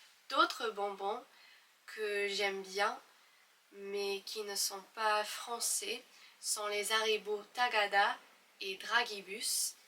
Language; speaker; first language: French; non-native, fluent; English